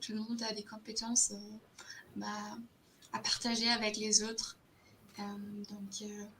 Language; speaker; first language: French; non-native, fluent; German